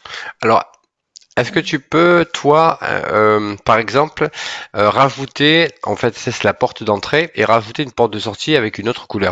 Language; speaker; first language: French; native; French